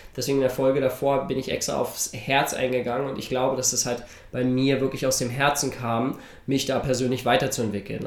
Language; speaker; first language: German; native; German